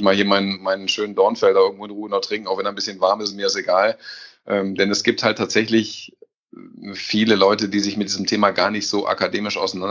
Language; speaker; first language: German; native; German